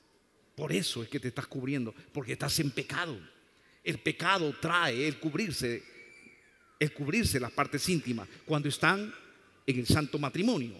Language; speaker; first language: Spanish; native; Spanish